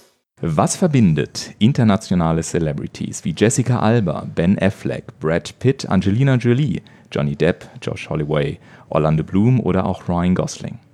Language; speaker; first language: German; native; German